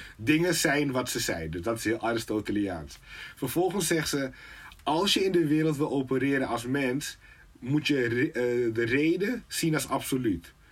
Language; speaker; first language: Dutch; native; Dutch